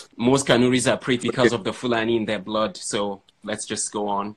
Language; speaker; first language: English; non-native, local second language; Fula